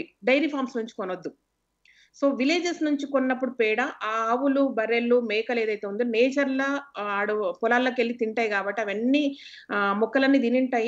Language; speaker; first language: Telugu; native; Telugu